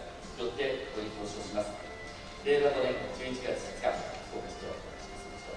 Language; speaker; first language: Japanese; native; Japanese